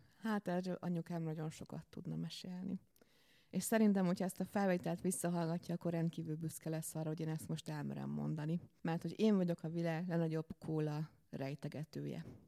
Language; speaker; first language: Hungarian; native; Hungarian